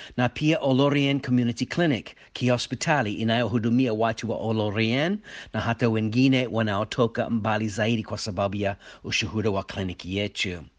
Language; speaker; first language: Swahili; non-native, fluent; English